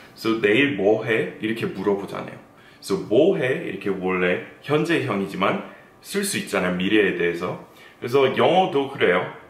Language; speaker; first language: Korean; non-native, fluent; English